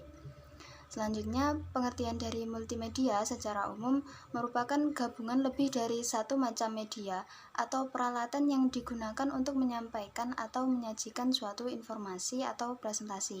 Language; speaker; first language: Indonesian; native; Indonesian